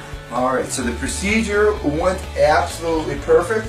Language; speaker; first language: English; native; English